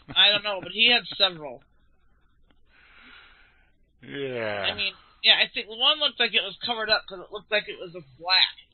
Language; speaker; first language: English; native; English